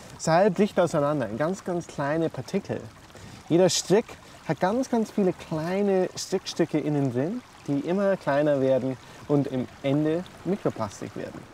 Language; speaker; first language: German; early bilingual, heritage; German